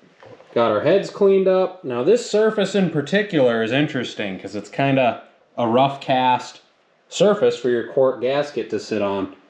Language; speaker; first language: English; native; English